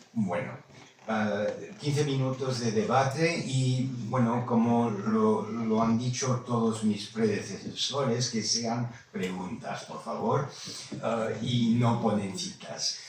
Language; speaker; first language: Spanish; non-native, fluent; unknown